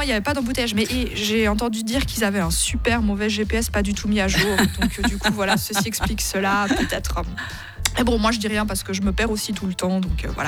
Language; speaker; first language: French; native; French